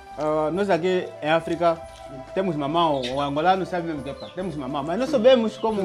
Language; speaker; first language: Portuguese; non-native, fluent; Vietnamese